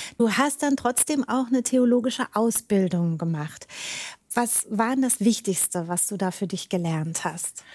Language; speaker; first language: German; native; German